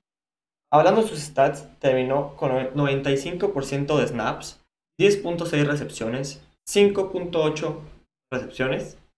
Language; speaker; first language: Spanish; native; Spanish